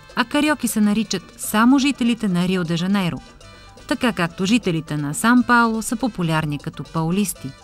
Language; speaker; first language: Bulgarian; native; Bulgarian